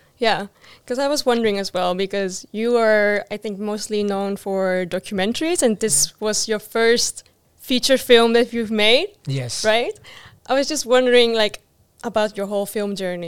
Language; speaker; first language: English; non-native, fluent; Dutch